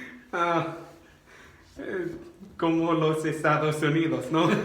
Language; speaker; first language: Spanish; non-native, learner; English